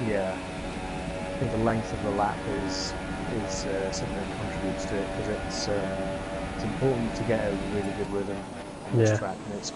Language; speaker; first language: English; native; English